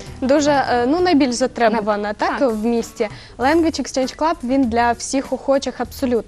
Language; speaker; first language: Ukrainian; native; Ukrainian